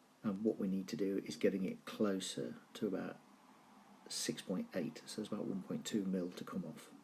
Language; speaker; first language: English; native; English